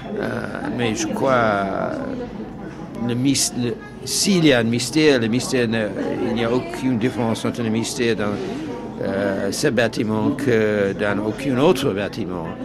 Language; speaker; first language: French; non-native, fluent; English